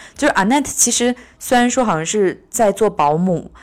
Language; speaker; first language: Chinese; native; Chinese